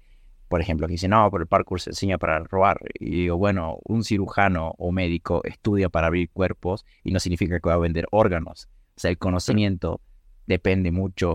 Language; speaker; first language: Spanish; native; Spanish